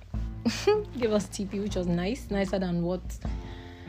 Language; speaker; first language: English; non-native, local second language; Igbo